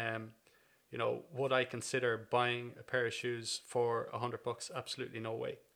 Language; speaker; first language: English; native; English